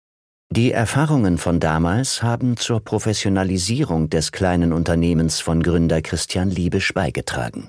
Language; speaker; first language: German; native; German